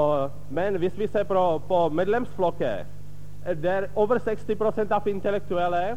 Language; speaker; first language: Norwegian; non-native, fluent; Czech